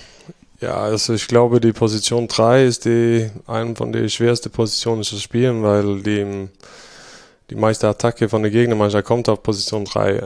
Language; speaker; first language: German; non-native, fluent; Swedish